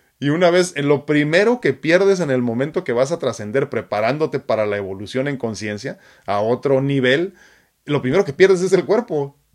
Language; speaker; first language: Spanish; native; Spanish